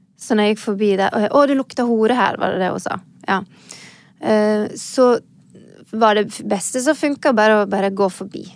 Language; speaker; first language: Norwegian; native; Norwegian